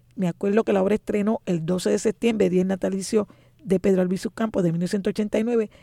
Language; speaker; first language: Spanish; native; Spanish